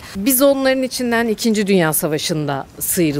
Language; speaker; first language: Turkish; native; Turkish